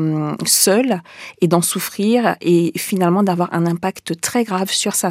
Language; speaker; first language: French; native; French